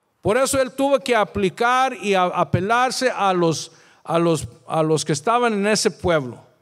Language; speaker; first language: Spanish; early bilingual, heritage; Spanish